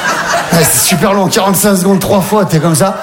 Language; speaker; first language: French; native; French